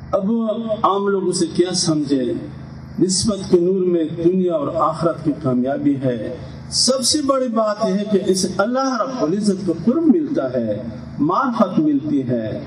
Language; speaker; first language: Urdu; non-native, local second language; Pashto